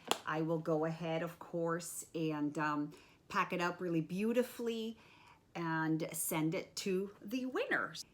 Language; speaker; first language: English; native; English